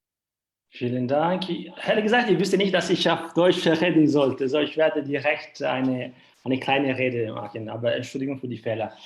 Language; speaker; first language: German; non-native, learner; Italian